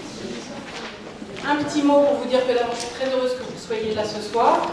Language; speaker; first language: French; native; French